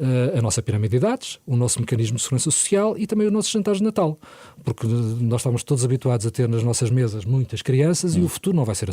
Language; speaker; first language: Portuguese; native; Portuguese